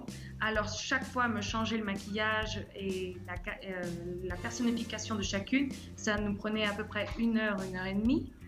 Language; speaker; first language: French; early bilingual, heritage; French